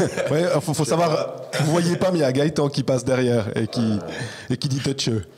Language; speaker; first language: French; native; French